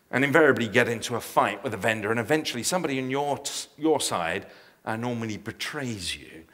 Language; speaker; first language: English; native; English